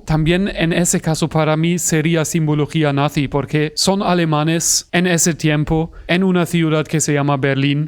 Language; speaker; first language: Spanish; non-native, fluent; German